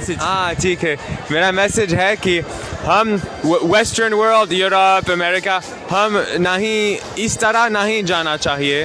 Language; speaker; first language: Hindi; non-native, learner; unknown